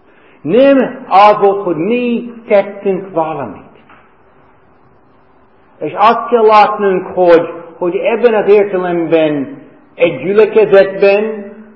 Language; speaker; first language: Hungarian; non-native, fluent; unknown